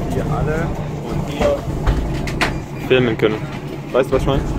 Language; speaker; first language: German; non-native, learner; Arabic